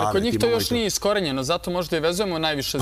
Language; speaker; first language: Serbian; native; Serbian